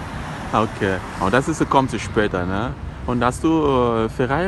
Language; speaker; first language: German; non-native, learner; Lingala